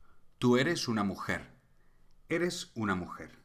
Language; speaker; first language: Spanish; non-native, fluent; English